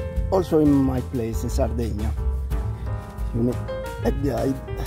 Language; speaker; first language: English; non-native, learner; Italian